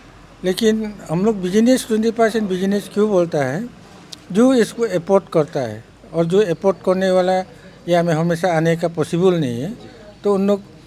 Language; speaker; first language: Hindi; non-native, local second language; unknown